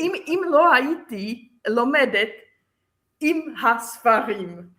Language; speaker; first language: Hebrew; non-native, fluent; Czech